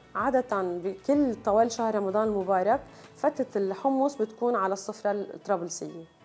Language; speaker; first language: Arabic; native; Arabic